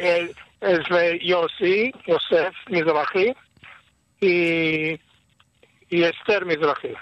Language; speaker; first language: Spanish; early bilingual, heritage; Ladino